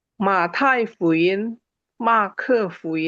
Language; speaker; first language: Chinese; non-native, learner; Indonesian